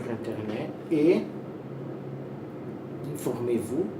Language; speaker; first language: French; non-native, learner; Portuguese